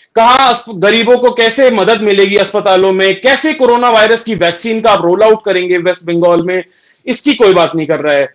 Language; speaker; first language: Hindi; native; Hindi